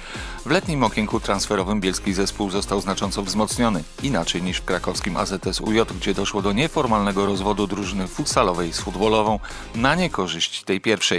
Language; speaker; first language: Polish; native; Polish